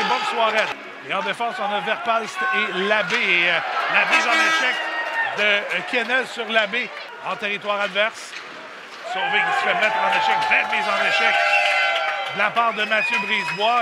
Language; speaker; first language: French; native; French